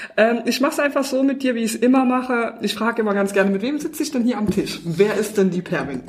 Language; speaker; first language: German; native; German